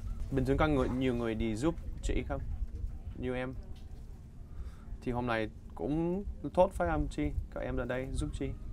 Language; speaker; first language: Vietnamese; non-native, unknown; English